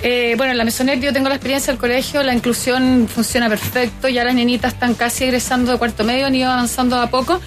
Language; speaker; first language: Spanish; native; Spanish